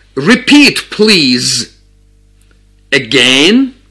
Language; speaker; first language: English; non-native, fluent; Georgian